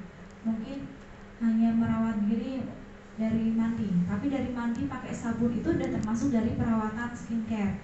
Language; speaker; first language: Indonesian; native; Indonesian